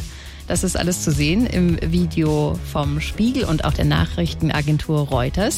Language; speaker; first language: German; native; German